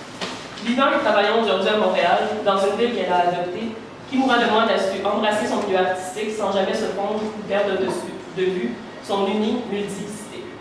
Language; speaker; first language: French; native; French